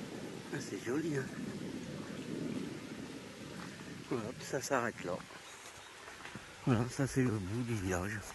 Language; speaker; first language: French; native; French